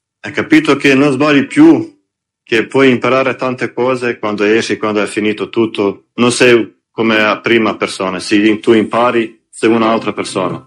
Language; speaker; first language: Italian; non-native, learner; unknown